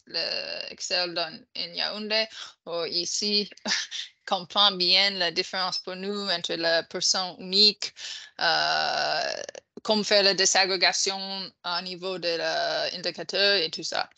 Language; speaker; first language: French; non-native, fluent; English